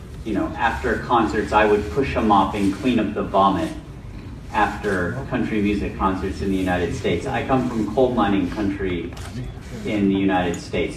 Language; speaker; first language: English; native; English